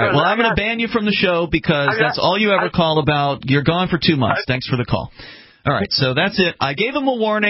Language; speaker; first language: English; native; English